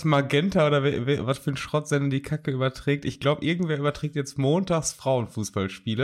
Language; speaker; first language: German; native; German